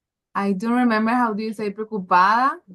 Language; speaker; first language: English; non-native, learner; Spanish